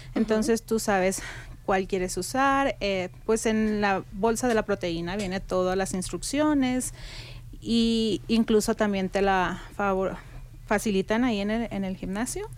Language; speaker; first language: Spanish; native; Spanish